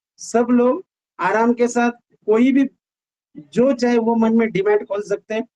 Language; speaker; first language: Hindi; non-native, local second language; Marathi